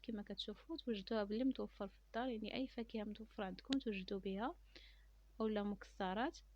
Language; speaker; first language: Arabic; native; Arabic